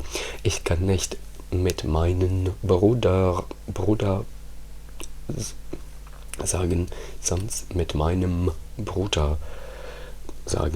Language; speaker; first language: German; non-native, fluent; Italian